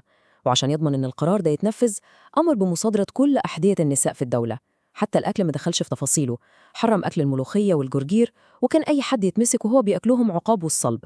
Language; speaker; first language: Arabic; native; Arabic